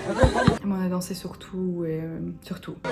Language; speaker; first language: French; native; French